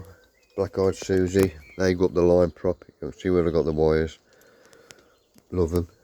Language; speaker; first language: English; native; English